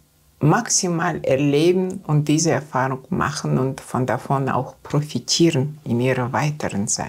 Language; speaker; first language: German; non-native, learner; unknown